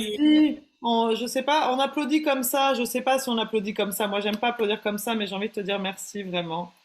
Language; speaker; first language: French; native; French